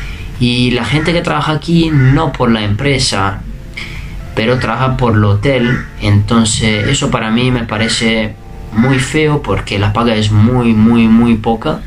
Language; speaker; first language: Spanish; non-native, fluent; Italian